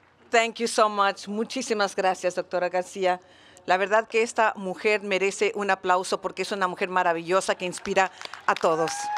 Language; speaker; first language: Spanish; early bilingual, heritage; Spanish